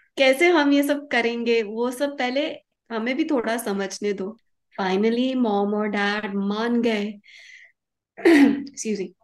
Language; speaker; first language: Hindi; early bilingual, heritage; Hindi